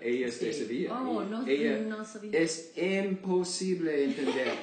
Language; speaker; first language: Spanish; non-native, learner; English